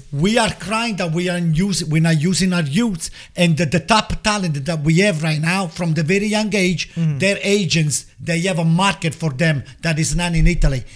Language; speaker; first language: English; non-native, fluent; Italian